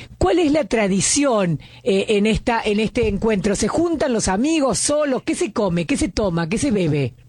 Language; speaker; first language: Spanish; native; Spanish